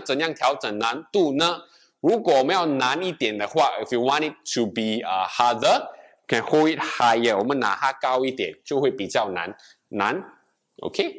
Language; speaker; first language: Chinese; native; Chinese